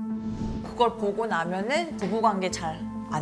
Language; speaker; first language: Korean; native; Korean